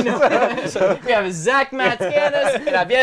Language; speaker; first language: English; native; English